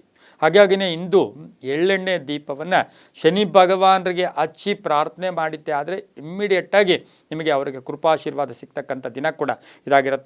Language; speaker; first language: Kannada; native; Kannada